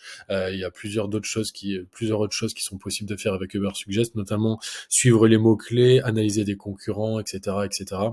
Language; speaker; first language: French; native; French